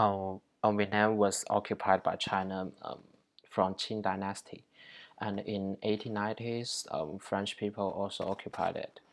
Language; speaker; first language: English; non-native, learner; Chinese